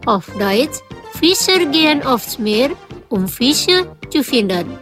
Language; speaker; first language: German; non-native, fluent; Indonesian